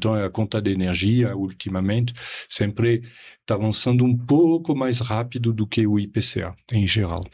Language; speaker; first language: Portuguese; non-native, fluent; French